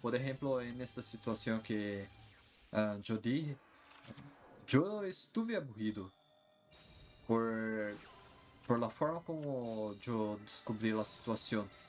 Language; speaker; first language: Spanish; non-native, learner; Portuguese